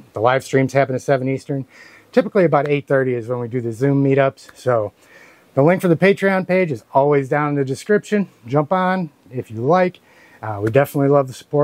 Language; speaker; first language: English; native; English